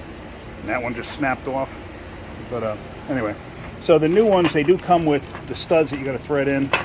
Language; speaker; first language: English; native; English